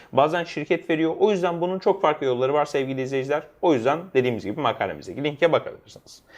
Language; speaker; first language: Turkish; native; Turkish